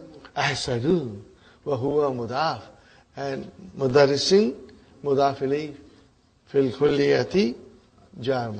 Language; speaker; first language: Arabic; non-native, fluent; Urdu